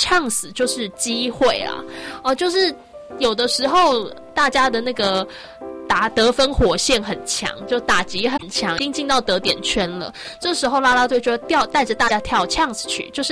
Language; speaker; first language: Chinese; native; Chinese